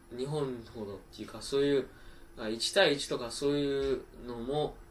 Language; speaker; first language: Japanese; early bilingual, heritage; Japanese